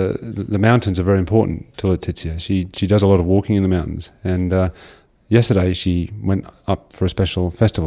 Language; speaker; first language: English; native; English